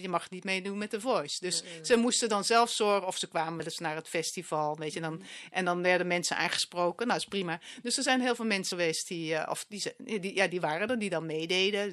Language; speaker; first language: Dutch; native; Dutch